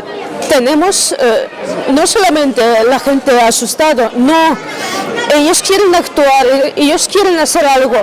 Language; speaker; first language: Spanish; non-native, fluent; Ukrainian